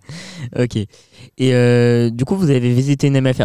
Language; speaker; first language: French; native; French